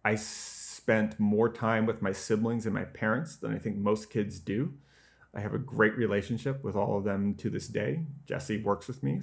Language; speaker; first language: English; native; English